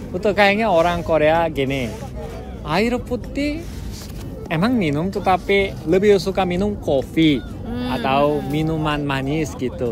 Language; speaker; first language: Indonesian; non-native, fluent; Korean